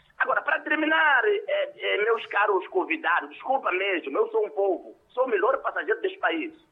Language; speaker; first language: Portuguese; non-native, local second language; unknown